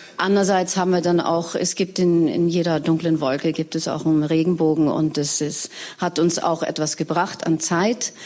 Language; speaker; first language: German; native; German